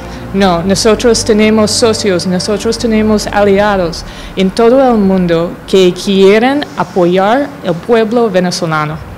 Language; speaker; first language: Spanish; non-native, fluent; English